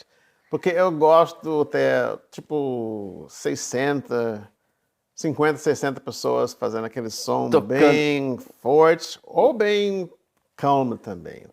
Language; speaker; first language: Portuguese; non-native, fluent; English